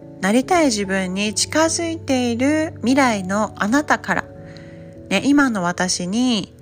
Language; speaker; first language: Japanese; native; Japanese